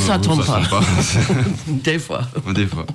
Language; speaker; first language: French; non-native, fluent; English